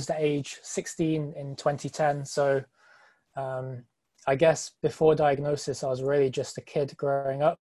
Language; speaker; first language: English; native; English